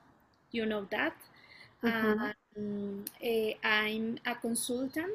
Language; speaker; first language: English; non-native, learner; Spanish